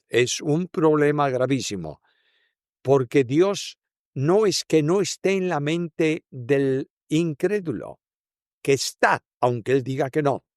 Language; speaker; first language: Spanish; native; Spanish